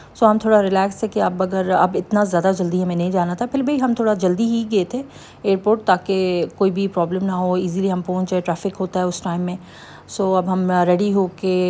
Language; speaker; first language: Urdu; native; Urdu